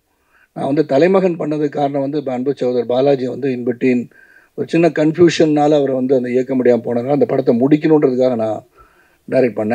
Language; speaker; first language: Tamil; native; Tamil